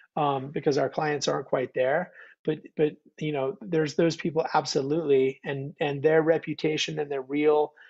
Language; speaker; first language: English; native; English